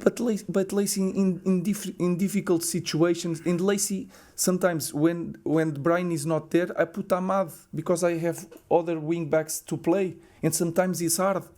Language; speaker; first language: English; non-native, fluent; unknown